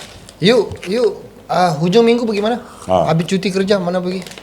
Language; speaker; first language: Malay; native; Malay